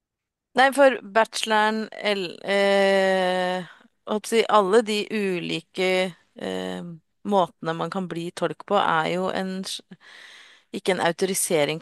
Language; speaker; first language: Norwegian; native; Norwegian